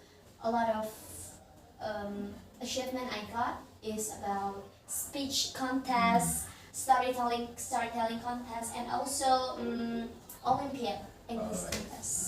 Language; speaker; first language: English; non-native, learner; Indonesian